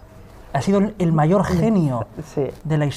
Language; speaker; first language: Spanish; native; Spanish